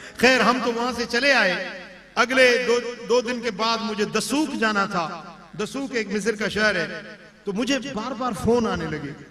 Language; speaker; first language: Urdu; non-native, local second language; Sindhi